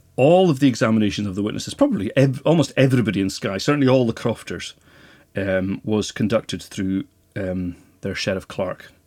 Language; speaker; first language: English; native; English